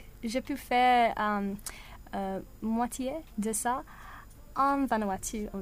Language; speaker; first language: French; non-native, learner; English